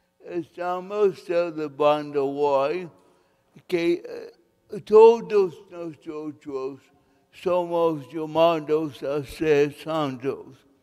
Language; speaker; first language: Spanish; non-native, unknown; English